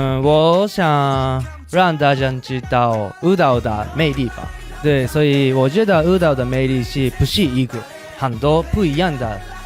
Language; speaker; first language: Chinese; non-native, learner; Japanese